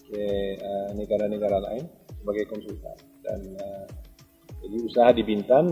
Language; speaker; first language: Indonesian; non-native, fluent; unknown